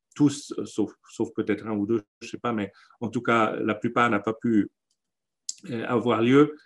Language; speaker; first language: French; non-native, fluent; German